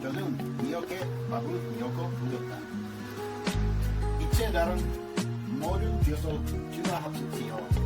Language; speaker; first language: Korean; non-native, learner; Finnish